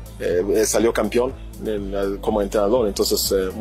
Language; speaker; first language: Spanish; non-native, fluent; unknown